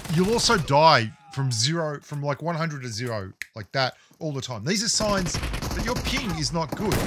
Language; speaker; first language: English; native; English